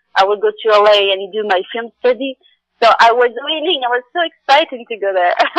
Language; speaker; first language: English; non-native, fluent; Arabic